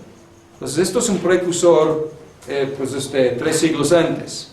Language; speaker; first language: Spanish; non-native, fluent; English